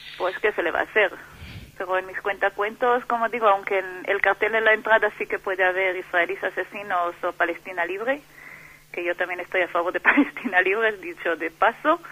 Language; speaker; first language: Spanish; non-native, fluent; Hebrew